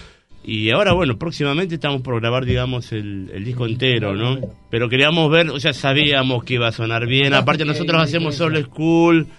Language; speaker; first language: Spanish; native; Spanish